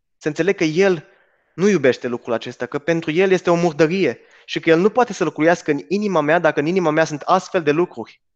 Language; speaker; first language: Romanian; native; Romanian